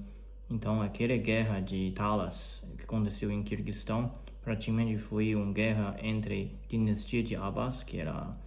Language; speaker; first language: Portuguese; non-native, learner; Chinese